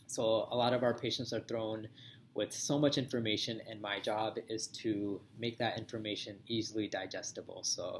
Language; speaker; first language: English; native; English